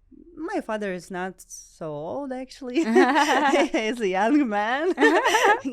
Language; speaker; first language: English; non-native, learner; Ukrainian